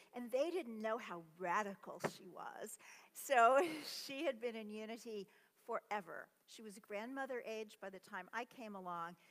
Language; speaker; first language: English; native; English